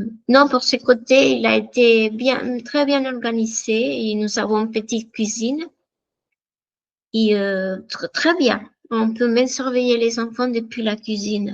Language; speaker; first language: French; non-native, fluent; Spanish